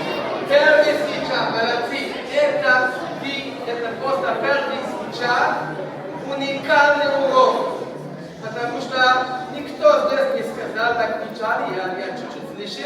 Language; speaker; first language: Russian; non-native, fluent; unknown